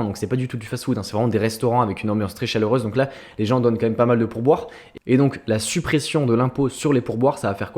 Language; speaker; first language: French; native; French